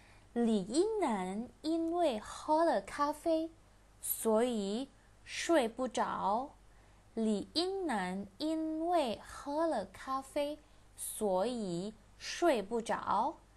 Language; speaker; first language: Chinese; non-native, fluent; Indonesian